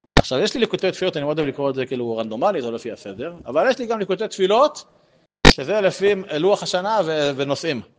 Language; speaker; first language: Hebrew; native; Hebrew